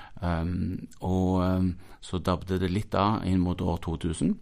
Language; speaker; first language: Norwegian; native; Norwegian